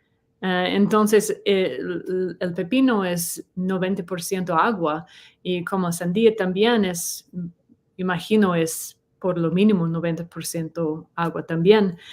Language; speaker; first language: Spanish; non-native, fluent; English